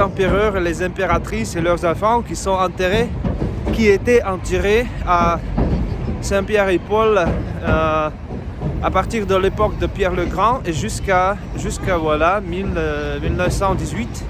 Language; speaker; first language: French; non-native, fluent; Russian